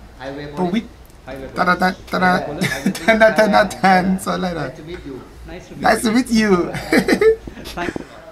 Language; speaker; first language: English; non-native, fluent; Hindi